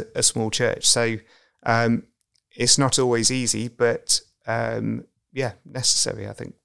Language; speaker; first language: English; native; English